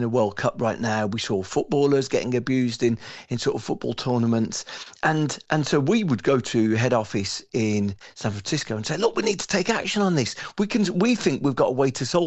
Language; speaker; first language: English; native; English